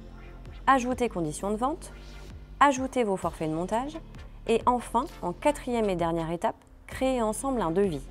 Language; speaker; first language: French; native; French